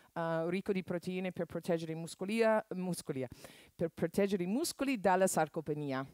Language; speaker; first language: Italian; non-native, fluent; English